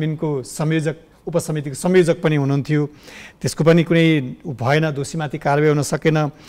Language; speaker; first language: Nepali; native; Nepali